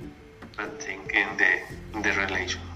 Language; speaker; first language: English; non-native, learner; Spanish